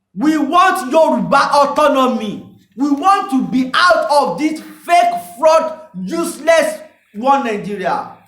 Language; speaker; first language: English; non-native, local second language; Yoruba